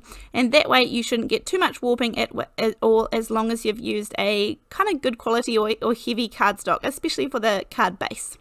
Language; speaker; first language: English; native; English